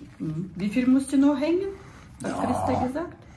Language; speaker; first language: German; non-native, fluent; Russian